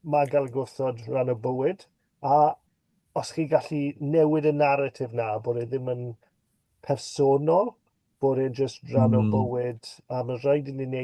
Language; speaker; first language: Welsh; native; Welsh